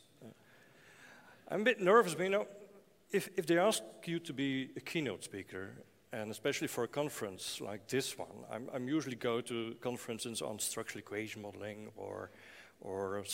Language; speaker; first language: English; non-native, fluent; Dutch